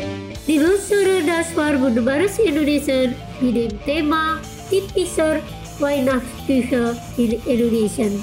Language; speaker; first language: German; non-native, fluent; Indonesian